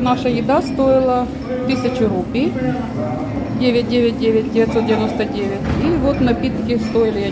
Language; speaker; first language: Russian; native; Russian